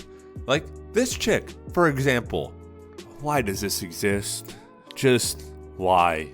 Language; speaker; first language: English; native; English